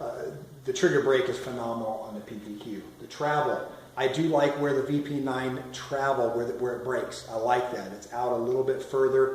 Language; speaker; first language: English; native; English